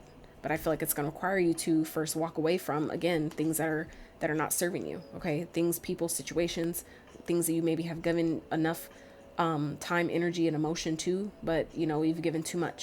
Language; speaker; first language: English; native; English